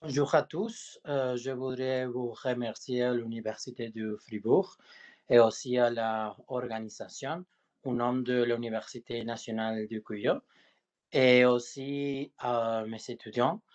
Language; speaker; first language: French; non-native, fluent; Spanish